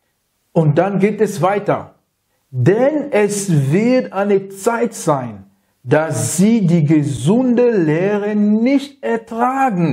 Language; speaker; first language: German; non-native, fluent; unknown